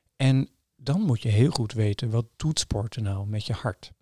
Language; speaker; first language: Dutch; non-native, fluent; Norwegian